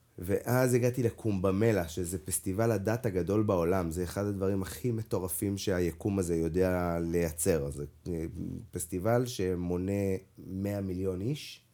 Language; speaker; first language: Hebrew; non-native, local second language; Arabic